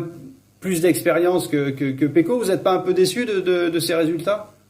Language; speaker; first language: French; native; French